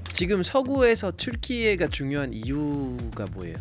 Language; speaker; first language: Korean; non-native, fluent; French